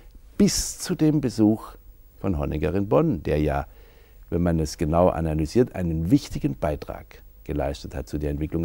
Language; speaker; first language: German; native; German